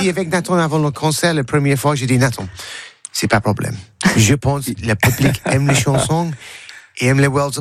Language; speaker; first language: French; non-native, learner; English